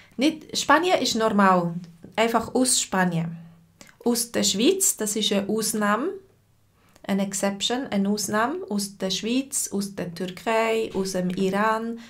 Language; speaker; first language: German; native; German